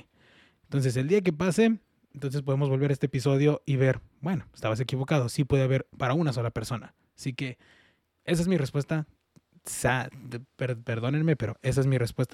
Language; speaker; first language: Spanish; early bilingual, heritage; Spanish